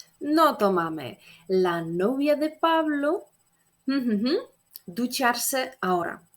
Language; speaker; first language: Spanish; non-native, fluent; Polish